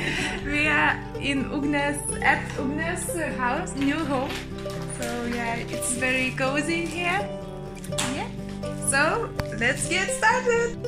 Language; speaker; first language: English; non-native, learner; Lithuanian